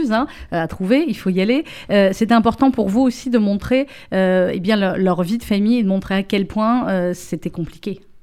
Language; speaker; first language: French; native; French